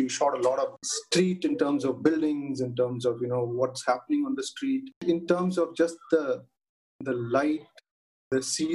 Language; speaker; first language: English; non-native, local second language; Tamil